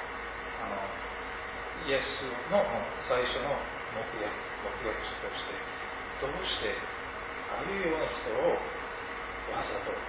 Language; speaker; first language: Japanese; non-native, fluent; English